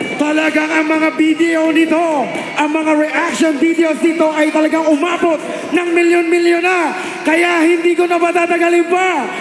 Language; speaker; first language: Filipino; native; Filipino